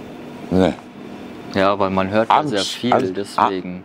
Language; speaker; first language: German; native; German